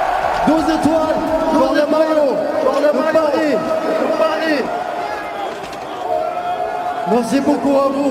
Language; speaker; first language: French; non-native, learner; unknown